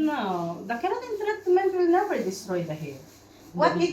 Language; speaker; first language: English; non-native, local second language; Filipino